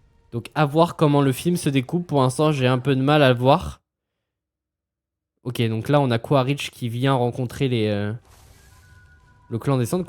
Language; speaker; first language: French; native; French